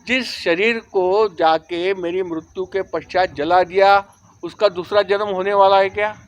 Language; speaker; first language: Hindi; non-native, local second language; Marathi